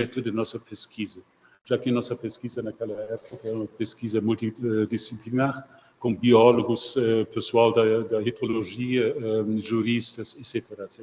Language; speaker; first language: Portuguese; non-native, fluent; German